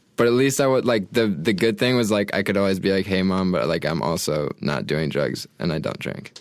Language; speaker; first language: English; native; English